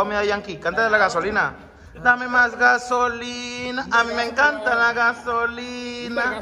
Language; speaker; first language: Spanish; native; Spanish